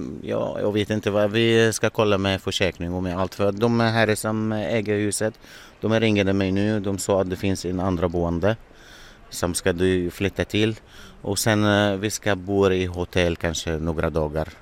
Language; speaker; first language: Swedish; non-native, learner; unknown